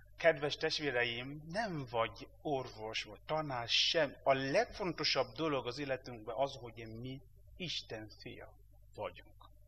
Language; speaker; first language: Hungarian; non-native, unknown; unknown